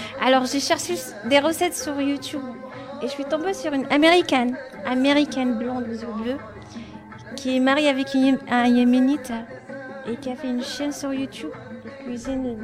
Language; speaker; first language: French; non-native, fluent; Arabic